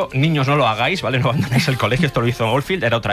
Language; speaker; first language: Spanish; native; Spanish